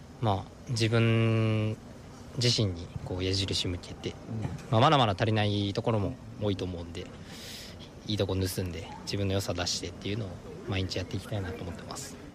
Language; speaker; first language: Japanese; native; Japanese